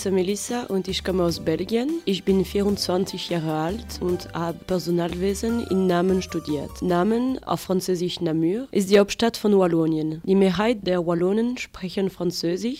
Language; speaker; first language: German; non-native, fluent; French